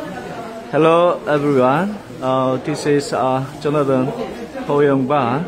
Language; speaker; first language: English; non-native, learner; Korean